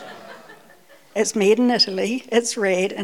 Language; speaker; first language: English; native; English